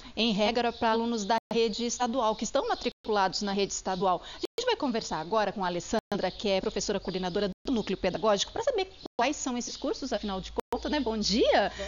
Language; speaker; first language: Portuguese; native; Portuguese